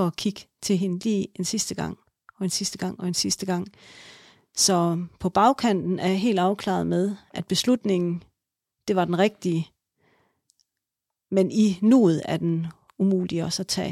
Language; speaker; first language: Danish; native; Danish